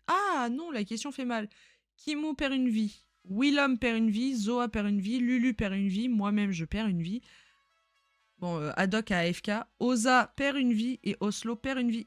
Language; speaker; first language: French; native; French